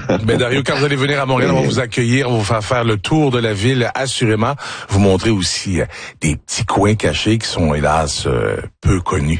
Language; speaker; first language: French; native; French